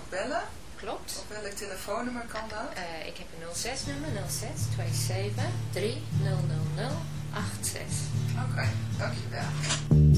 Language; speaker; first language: Dutch; non-native, fluent; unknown